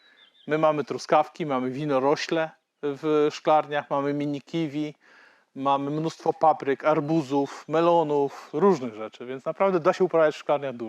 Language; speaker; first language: Polish; native; Polish